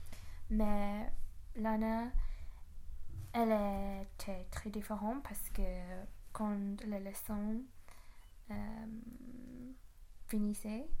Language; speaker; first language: French; non-native, learner; English